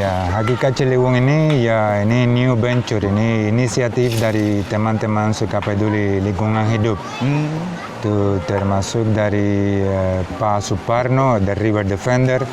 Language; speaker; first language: Indonesian; non-native, fluent; Spanish